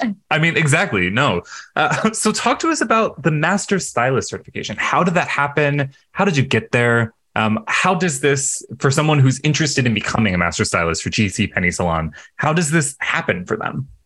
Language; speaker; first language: English; native; English